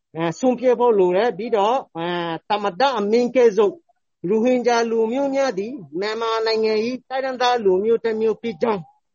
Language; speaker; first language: Burmese; non-native, local second language; Rohingya